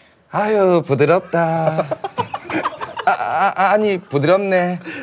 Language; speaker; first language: Korean; early bilingual, heritage; Korean